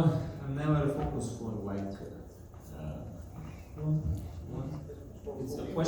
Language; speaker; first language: English; non-native, learner; Russian